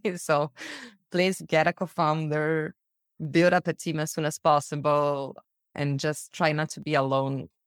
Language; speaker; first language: English; early bilingual, other home language; Portuguese